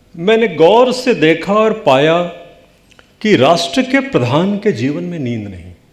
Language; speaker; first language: Hindi; non-native, local second language; Bhojpuri